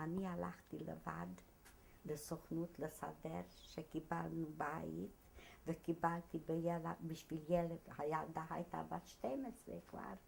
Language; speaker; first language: Hebrew; non-native, fluent; Hungarian